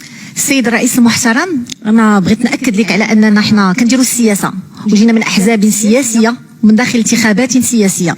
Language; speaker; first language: Arabic; native; Arabic